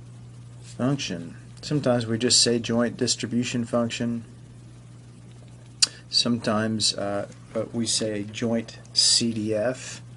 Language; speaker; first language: English; native; English